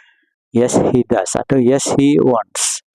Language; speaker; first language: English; non-native, learner; Indonesian